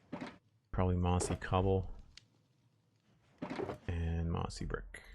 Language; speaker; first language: English; native; English